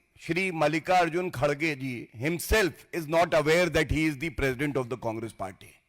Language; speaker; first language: English; non-native, local second language; Hindi